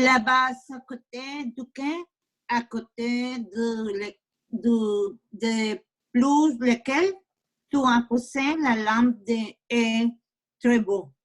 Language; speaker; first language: French; non-native, learner; Spanish